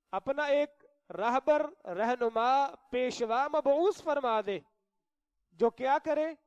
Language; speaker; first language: Urdu; non-native, local second language; Punjabi